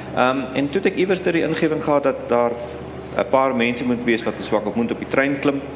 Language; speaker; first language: Afrikaans; native; Afrikaans